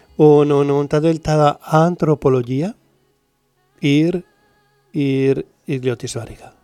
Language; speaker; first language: Latvian; non-native, learner; Spanish